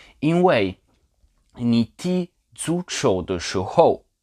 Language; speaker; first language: Chinese; non-native, learner; Polish